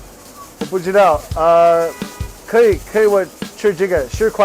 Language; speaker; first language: Chinese; non-native, learner; English